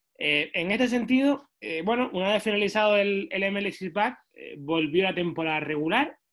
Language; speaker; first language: Spanish; native; Spanish